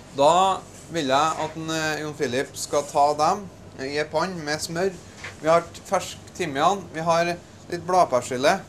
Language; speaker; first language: Norwegian; native; Norwegian